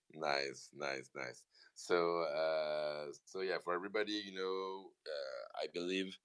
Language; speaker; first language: English; non-native, fluent; French